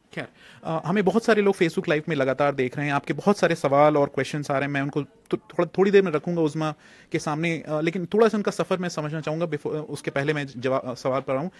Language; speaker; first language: Hindi; native; Hindi